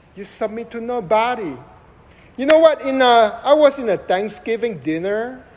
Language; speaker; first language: English; non-native, local second language; Chinese